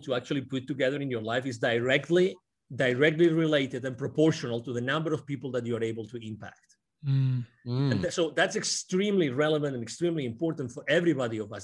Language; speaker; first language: English; non-native, fluent; Spanish